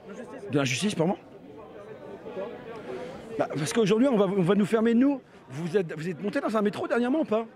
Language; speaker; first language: French; native; French